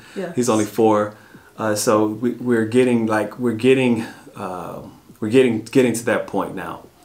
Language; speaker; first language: English; native; English